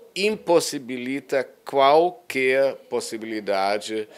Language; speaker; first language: Portuguese; non-native, fluent; German